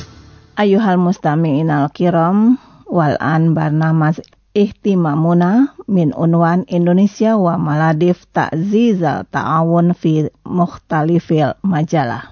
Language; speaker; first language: Arabic; non-native, fluent; Indonesian